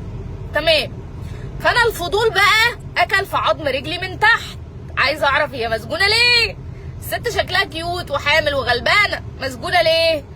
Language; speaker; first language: Arabic; native; Arabic